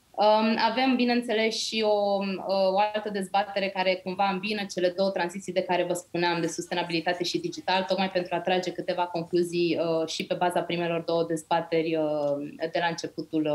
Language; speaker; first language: Romanian; native; Romanian